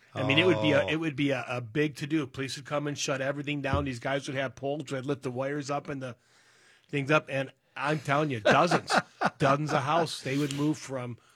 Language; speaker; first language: English; native; English